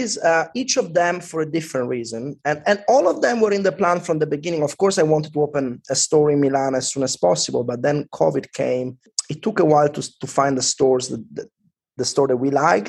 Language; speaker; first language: English; non-native, fluent; Italian